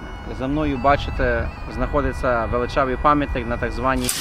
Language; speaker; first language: Ukrainian; native; Ukrainian